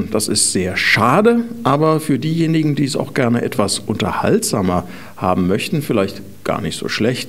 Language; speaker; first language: German; native; German